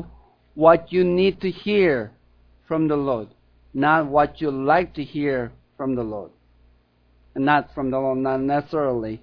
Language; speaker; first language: English; non-native, fluent; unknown